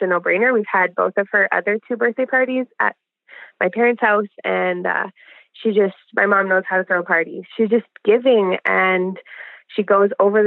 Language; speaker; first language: English; native; English